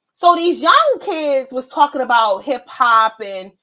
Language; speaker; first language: English; native; English